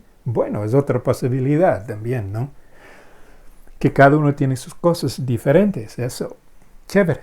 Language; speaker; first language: Spanish; non-native, fluent; English